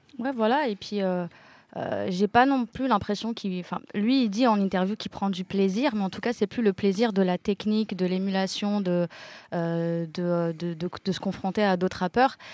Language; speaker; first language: French; native; French